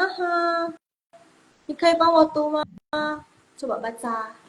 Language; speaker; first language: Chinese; non-native, fluent; Indonesian